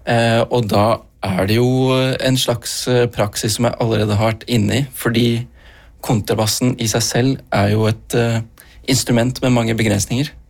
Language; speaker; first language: Norwegian; native; Norwegian